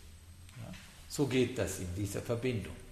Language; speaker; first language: German; non-native, learner; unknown